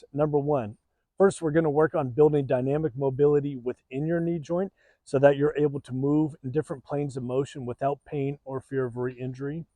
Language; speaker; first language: English; native; English